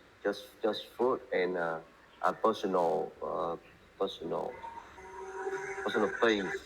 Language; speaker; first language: English; non-native, learner; Vietnamese